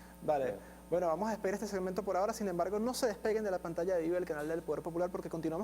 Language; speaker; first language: Spanish; native; Spanish